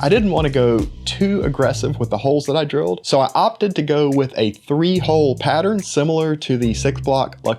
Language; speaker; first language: English; native; English